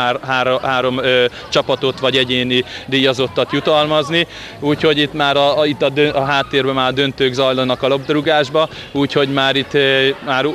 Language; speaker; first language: Hungarian; native; Hungarian